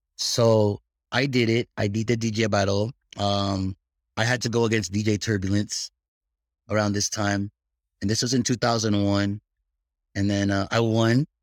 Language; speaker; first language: English; early bilingual, other home language; Filipino